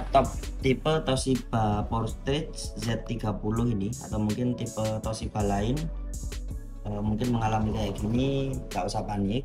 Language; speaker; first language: Indonesian; native; Indonesian